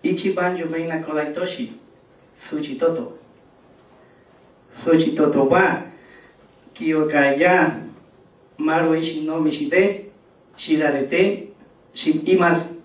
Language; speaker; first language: Japanese; non-native, learner; Spanish